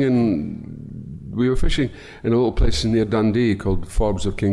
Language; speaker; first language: English; native; English